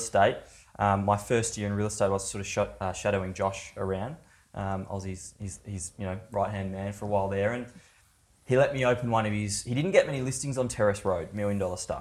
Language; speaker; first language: English; native; English